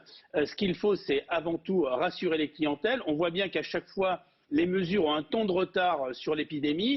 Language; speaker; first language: French; native; French